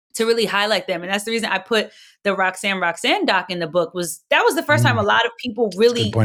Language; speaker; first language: English; native; English